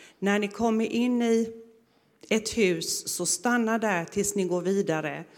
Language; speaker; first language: Swedish; native; Swedish